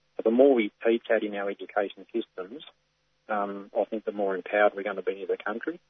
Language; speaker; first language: English; native; English